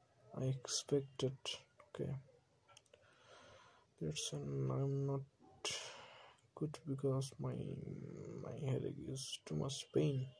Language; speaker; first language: English; non-native, learner; Bangla